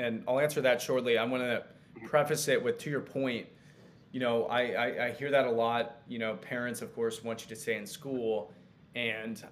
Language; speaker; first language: English; native; English